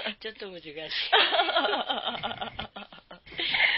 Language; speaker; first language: Japanese; non-native, learner; Nepali